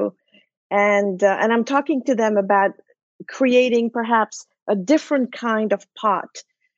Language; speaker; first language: English; non-native, fluent; French